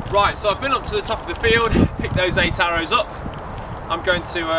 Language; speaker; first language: English; native; English